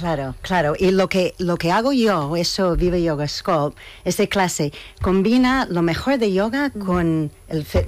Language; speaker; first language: Spanish; non-native, fluent; English